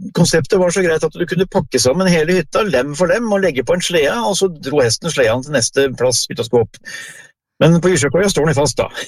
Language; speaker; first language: Norwegian; native; Norwegian